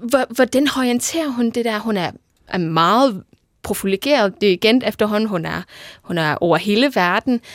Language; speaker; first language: Danish; non-native, fluent; English